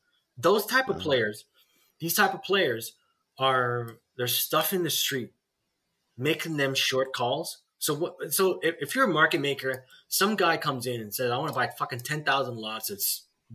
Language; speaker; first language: English; native; English